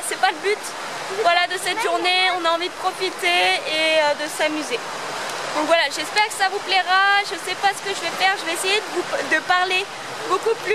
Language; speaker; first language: French; native; French